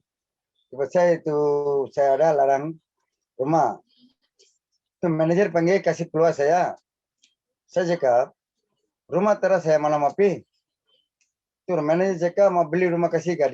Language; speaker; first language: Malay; non-native, local second language; Tamil